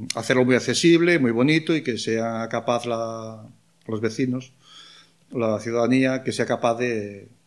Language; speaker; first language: Spanish; non-native, local second language; Galician